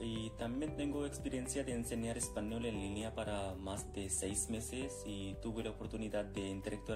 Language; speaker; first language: Spanish; non-native, fluent; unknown